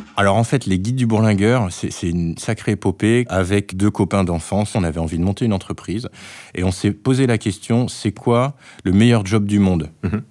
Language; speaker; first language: French; native; French